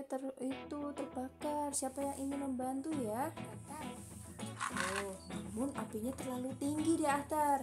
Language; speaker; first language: Indonesian; native; Indonesian